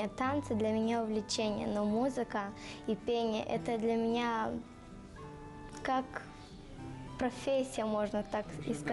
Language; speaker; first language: Russian; non-native, local second language; Romanian